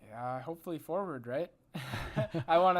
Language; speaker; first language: English; native; English